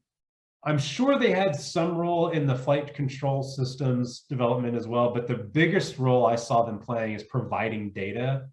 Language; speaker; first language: English; native; English